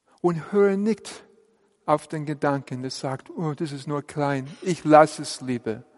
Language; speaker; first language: German; non-native, fluent; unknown